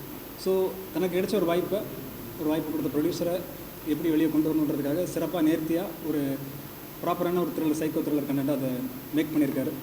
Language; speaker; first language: Tamil; native; Tamil